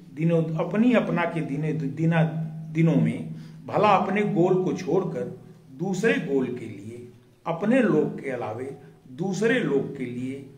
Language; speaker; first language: Hindi; native; Hindi